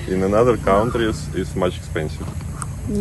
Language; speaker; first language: English; non-native, learner; Russian